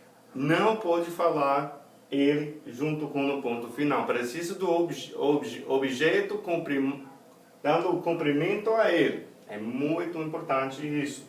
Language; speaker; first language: Portuguese; non-native, fluent; English